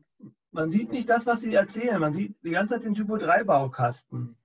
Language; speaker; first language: German; native; German